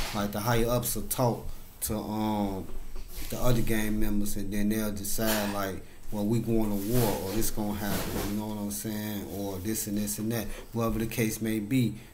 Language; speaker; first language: English; native; English